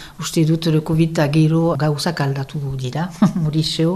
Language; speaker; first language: Basque; non-native, local second language; French